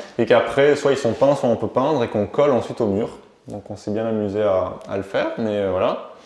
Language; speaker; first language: French; early bilingual, other home language; Romanian